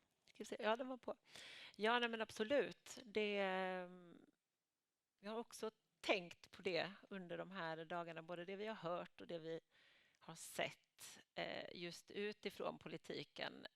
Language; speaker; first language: Swedish; native; Swedish